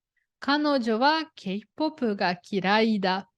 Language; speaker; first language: Japanese; non-native, fluent; Portuguese